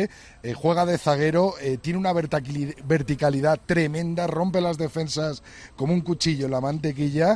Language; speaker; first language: Spanish; native; Spanish